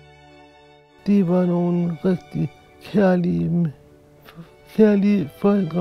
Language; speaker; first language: Danish; native; Danish